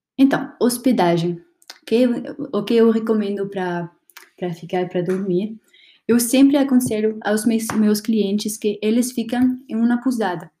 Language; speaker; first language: Portuguese; non-native, learner; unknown